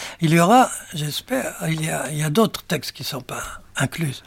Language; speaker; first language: French; non-native, local second language; Arabic